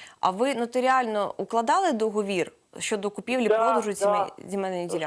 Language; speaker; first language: Ukrainian; native; Ukrainian